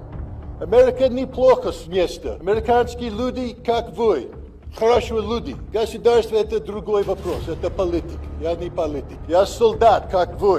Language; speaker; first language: Russian; non-native, learner; English